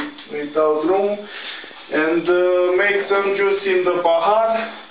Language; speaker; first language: English; non-native, learner; Romanian